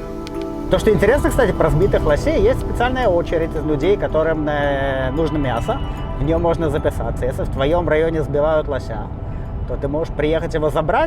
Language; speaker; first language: Russian; native; Russian